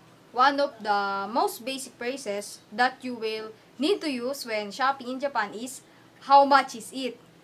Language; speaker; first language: English; non-native, local second language; Filipino